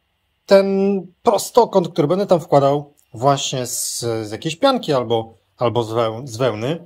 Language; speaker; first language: Polish; native; Polish